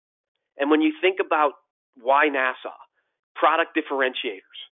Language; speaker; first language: English; native; English